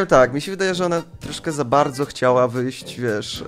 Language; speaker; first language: Polish; native; Polish